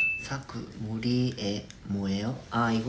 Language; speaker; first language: Korean; non-native, fluent; Japanese